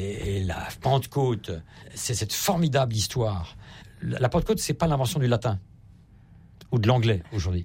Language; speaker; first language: French; native; French